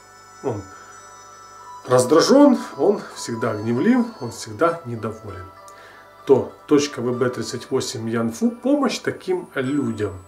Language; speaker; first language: Russian; native; Russian